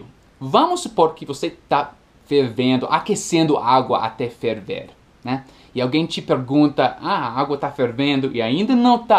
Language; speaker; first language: Portuguese; non-native, fluent; English